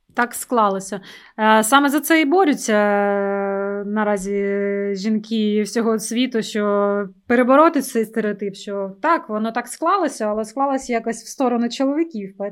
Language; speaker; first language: Ukrainian; non-native, local second language; Russian